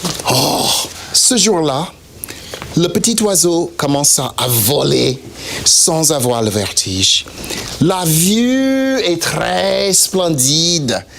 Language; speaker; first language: French; non-native, fluent; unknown